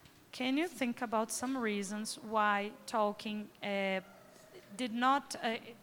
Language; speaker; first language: English; non-native, fluent; Portuguese